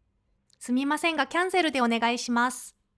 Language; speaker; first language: Japanese; non-native, fluent; Korean